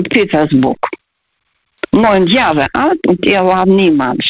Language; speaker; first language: German; non-native, fluent; Russian